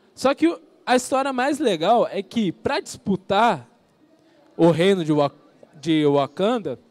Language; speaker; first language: Portuguese; native; Portuguese